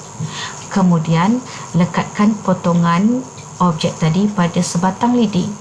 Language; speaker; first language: Malay; native; Malay